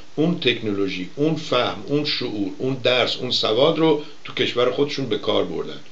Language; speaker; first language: Persian; native; Persian